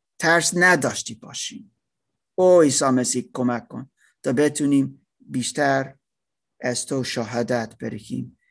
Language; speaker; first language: Persian; non-native, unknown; German